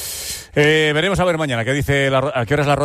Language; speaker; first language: Spanish; native; Spanish